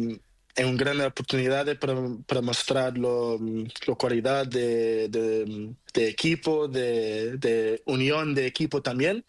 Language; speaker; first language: Spanish; non-native, learner; Portuguese